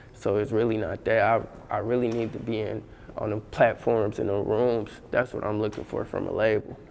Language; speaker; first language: English; native; English